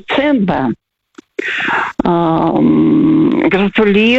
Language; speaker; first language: German; non-native, fluent; Russian